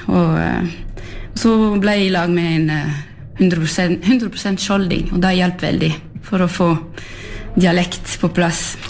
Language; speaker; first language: Norwegian; early bilingual, heritage; French